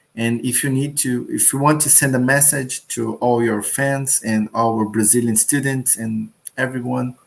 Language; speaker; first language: English; non-native, learner; Portuguese